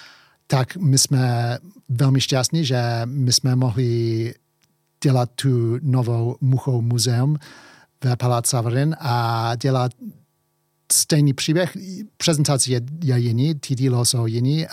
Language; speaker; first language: Czech; early bilingual, heritage; English